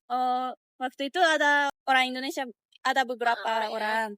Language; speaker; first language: Indonesian; non-native, learner; Japanese